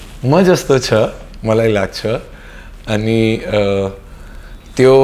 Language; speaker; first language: Nepali; non-native, learner; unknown